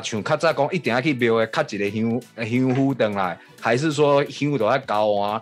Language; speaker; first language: Chinese; native; Chinese